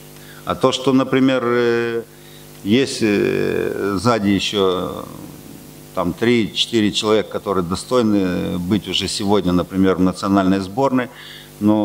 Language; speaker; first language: Russian; native; Russian